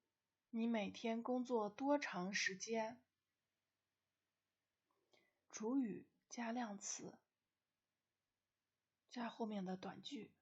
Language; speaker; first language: Chinese; non-native, fluent; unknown